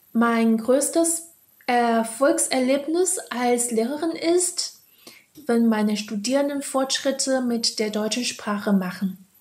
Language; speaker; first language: German; non-native, fluent; Chinese